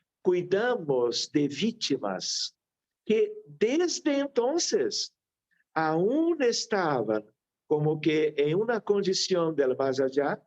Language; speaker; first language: Spanish; non-native, fluent; Portuguese